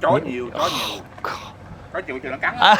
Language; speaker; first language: Vietnamese; native; Vietnamese